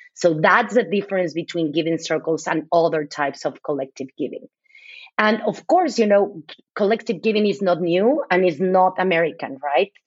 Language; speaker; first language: English; non-native, fluent; Spanish